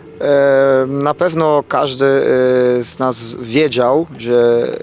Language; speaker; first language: Polish; non-native, fluent; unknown